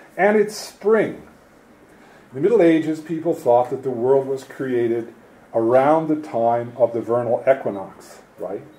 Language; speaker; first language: English; native; English